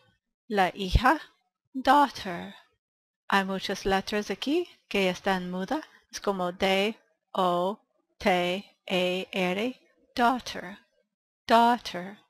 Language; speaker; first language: Spanish; non-native, learner; English